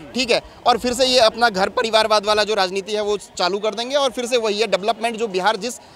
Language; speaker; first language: Hindi; native; Hindi